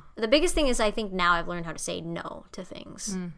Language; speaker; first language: English; non-native, fluent; Indonesian